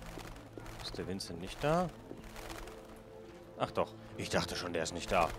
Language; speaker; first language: German; native; German